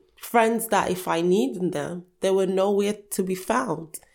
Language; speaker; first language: English; early bilingual, other home language; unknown